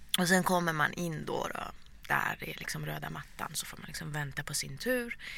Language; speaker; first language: Swedish; early bilingual, other home language; Persian